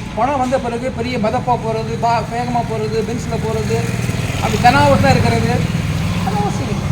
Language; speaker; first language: Tamil; non-native, local second language; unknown